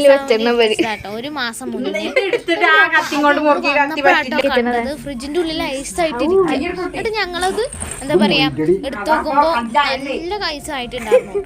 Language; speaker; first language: Malayalam; native; Malayalam